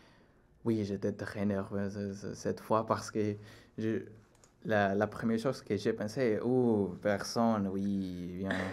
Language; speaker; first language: French; non-native, learner; Spanish